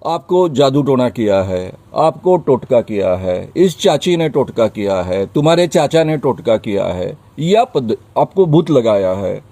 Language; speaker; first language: Hindi; non-native, local second language; Marathi